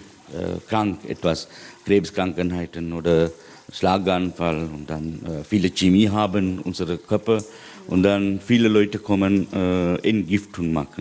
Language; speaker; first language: German; non-native, learner; Sinhala